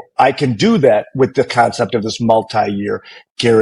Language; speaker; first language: English; native; English